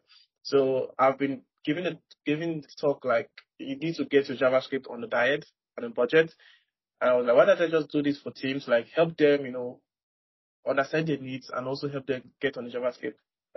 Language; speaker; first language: English; non-native, local second language; Yoruba